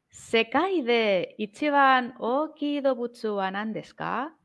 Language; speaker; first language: Japanese; non-native, fluent; Spanish